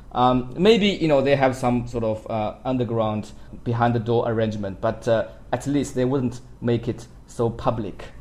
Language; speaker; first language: English; non-native, fluent; Chinese